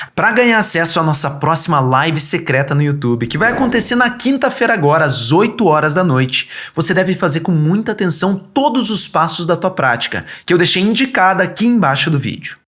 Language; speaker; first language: Portuguese; native; Portuguese